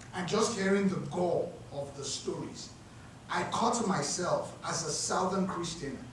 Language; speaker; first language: English; non-native, local second language; Yoruba